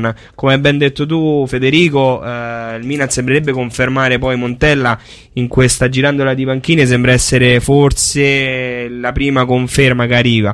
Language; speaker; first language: Italian; native; Italian